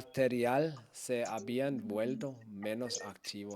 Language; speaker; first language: Spanish; non-native, learner; Danish